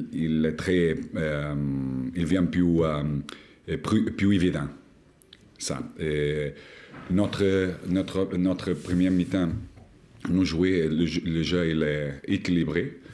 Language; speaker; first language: French; non-native, learner; Portuguese